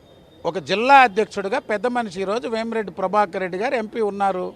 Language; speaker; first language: Telugu; native; Telugu